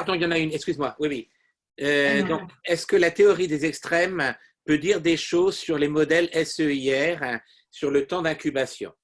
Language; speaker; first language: French; native; French